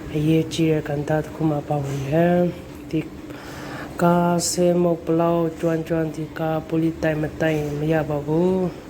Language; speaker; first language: Burmese; non-native, local second language; Kachin